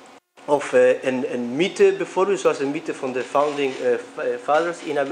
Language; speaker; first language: Dutch; non-native, fluent; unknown